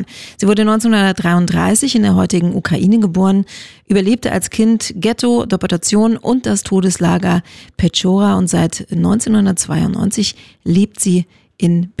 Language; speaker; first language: German; native; German